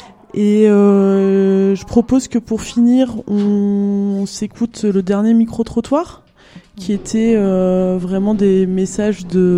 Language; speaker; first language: French; native; French